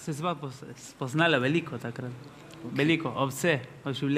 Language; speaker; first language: Slovenian; non-native, learner; Spanish